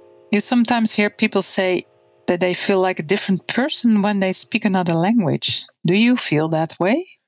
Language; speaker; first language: English; non-native, fluent; Dutch